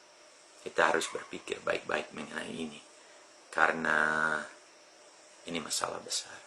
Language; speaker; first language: Indonesian; non-native, fluent; English